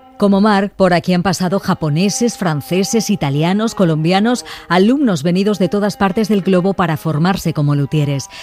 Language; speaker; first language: Spanish; native; Spanish